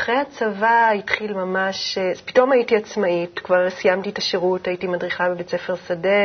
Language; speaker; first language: Hebrew; native; Hebrew